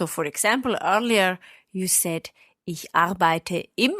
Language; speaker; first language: German; non-native, fluent; English